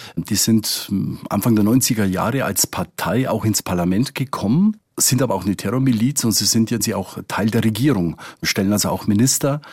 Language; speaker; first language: German; native; German